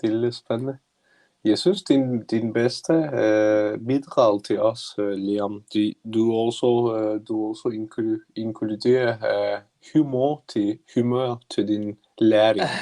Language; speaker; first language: Danish; non-native, learner; Turkish